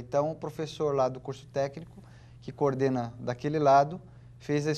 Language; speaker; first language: Portuguese; native; Portuguese